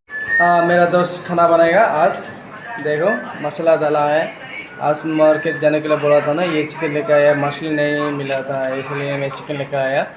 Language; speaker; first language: Hindi; non-native, local second language; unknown